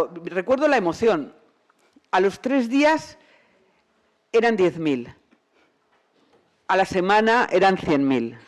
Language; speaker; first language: Spanish; native; Spanish